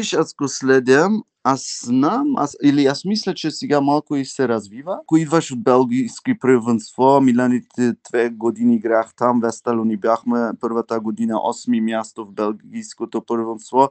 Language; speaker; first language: Bulgarian; early bilingual, heritage; Bulgarian